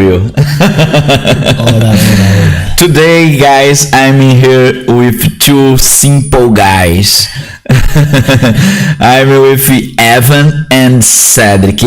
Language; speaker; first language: English; non-native, learner; Portuguese